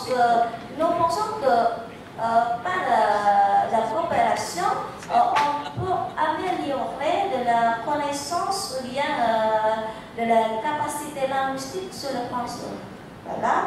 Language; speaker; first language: French; non-native, fluent; Indonesian